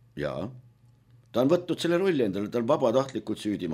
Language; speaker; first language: Estonian; native; Estonian